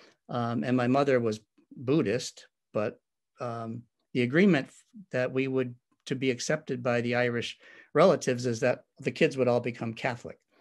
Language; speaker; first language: English; native; English